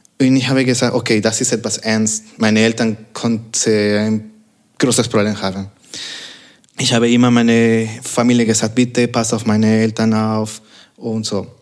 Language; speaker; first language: German; non-native, fluent; Spanish